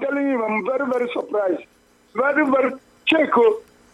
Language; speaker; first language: English; non-native, local second language; Igbo